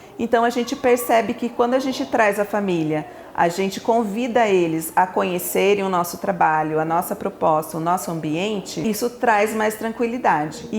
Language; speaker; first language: Portuguese; native; Portuguese